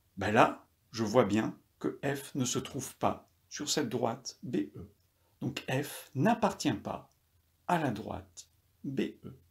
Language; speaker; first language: French; native; French